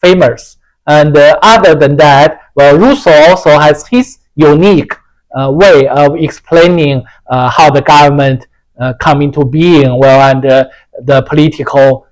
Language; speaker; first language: English; non-native, fluent; Chinese